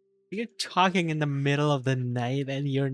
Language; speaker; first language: English; native; English